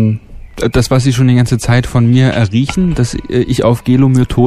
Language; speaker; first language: German; native; German